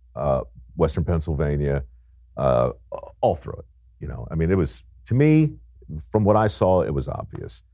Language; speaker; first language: English; native; English